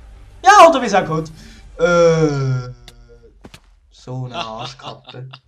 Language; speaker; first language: German; native; German